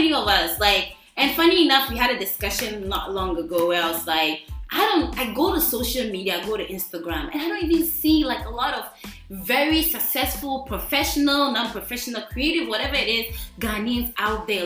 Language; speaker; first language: English; non-native, local second language; Akan